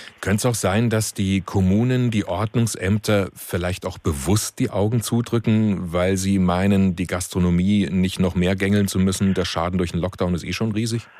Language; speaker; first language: German; native; German